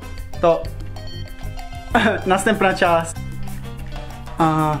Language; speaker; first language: Polish; non-native, learner; Japanese